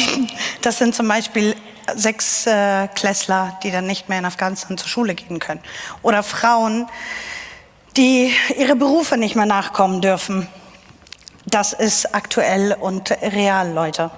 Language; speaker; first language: German; non-native, fluent; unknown